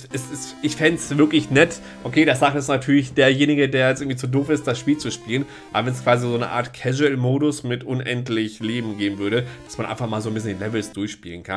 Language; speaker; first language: German; native; German